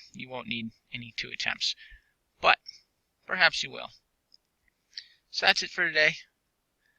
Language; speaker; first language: English; native; English